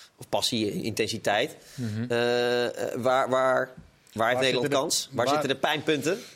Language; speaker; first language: Dutch; native; Dutch